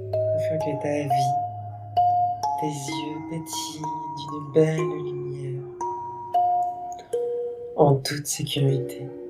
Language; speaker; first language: French; native; French